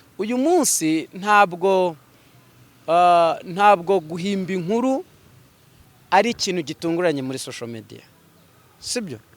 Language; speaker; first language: Kinyarwanda; native; Kinyarwanda